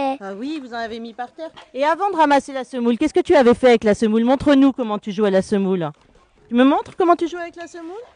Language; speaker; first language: French; native; French